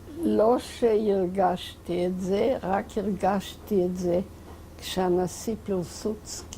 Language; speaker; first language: Hebrew; non-native, fluent; Yiddish